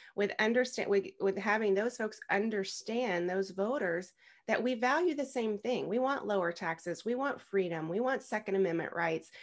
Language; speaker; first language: English; native; English